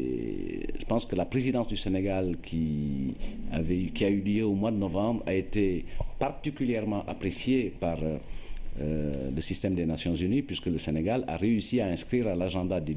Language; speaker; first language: French; non-native, local second language; Wolof